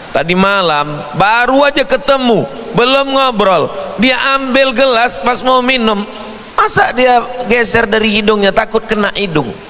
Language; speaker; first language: Indonesian; native; Indonesian